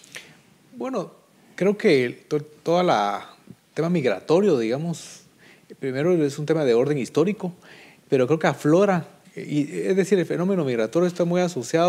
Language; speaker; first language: Spanish; native; Spanish